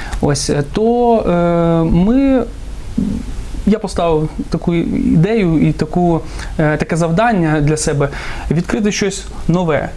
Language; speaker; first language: Ukrainian; non-native, local second language; Russian